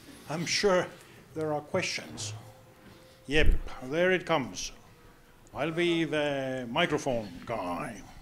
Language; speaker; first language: English; non-native, fluent; Estonian